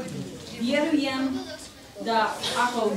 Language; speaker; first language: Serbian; non-native, learner; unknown